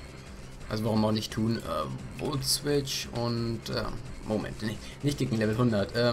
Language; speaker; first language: German; native; German